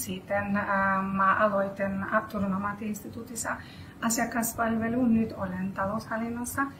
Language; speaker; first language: Finnish; non-native, learner; Albanian